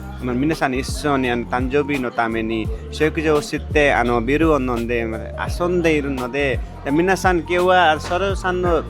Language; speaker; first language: Japanese; non-native, learner; Nepali